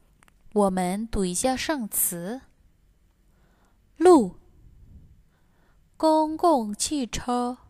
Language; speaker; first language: Chinese; non-native, fluent; Indonesian